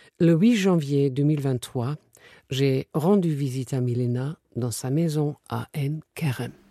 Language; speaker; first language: French; non-native, fluent; German